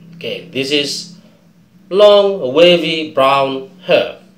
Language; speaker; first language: English; non-native, fluent; Indonesian